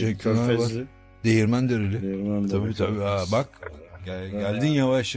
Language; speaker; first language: Turkish; native; Turkish